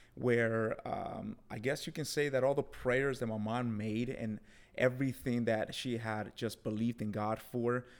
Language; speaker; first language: English; early bilingual, other home language; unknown